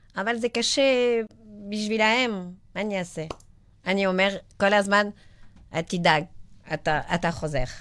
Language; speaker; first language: Hebrew; non-native, learner; French